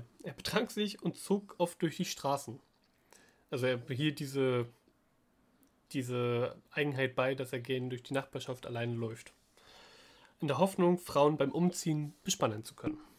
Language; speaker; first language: German; native; German